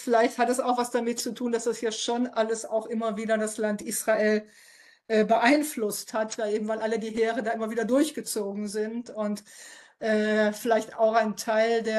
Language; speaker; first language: German; native; German